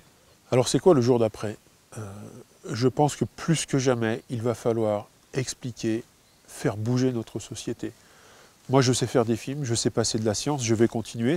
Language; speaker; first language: French; native; French